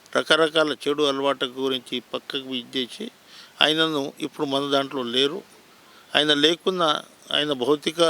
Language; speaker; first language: Telugu; non-native, local second language; Lambadi